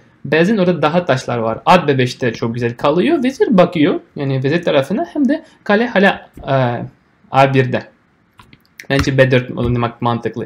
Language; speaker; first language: Turkish; non-native, fluent; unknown